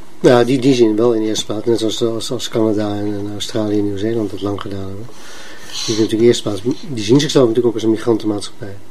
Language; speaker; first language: Dutch; native; Dutch